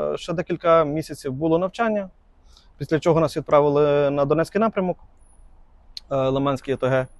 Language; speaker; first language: Ukrainian; native; Ukrainian